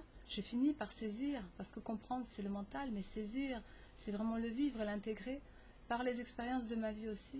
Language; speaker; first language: French; native; French